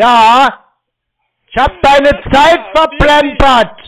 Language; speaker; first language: German; native; German